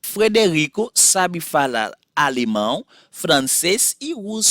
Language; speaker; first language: Portuguese; non-native, fluent; Haitian Creole